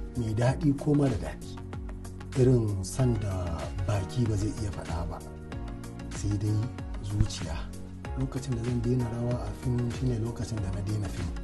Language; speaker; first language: Hausa; native; Hausa